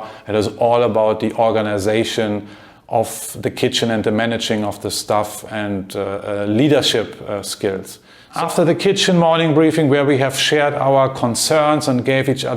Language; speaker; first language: English; non-native, fluent; German